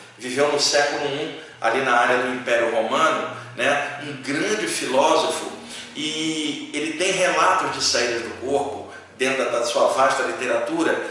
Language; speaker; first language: Portuguese; native; Portuguese